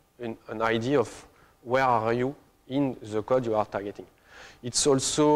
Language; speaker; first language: English; non-native, fluent; French